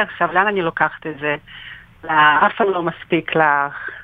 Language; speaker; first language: Hebrew; non-native, fluent; Russian